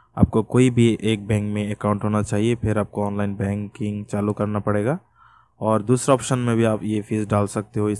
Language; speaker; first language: Hindi; non-native, fluent; Bangla